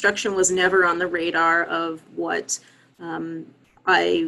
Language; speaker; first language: English; native; English